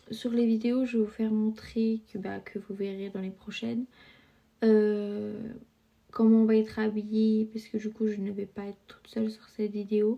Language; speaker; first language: French; native; French